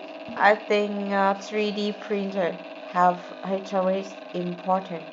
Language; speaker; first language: English; non-native, learner; Vietnamese